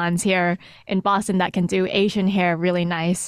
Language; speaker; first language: English; native; English